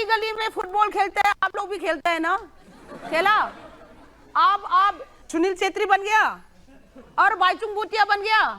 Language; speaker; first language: Hindi; non-native, local second language; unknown